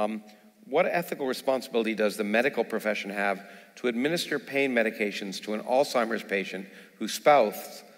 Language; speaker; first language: English; native; English